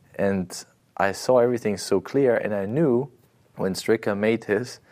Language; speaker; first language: English; non-native, fluent; German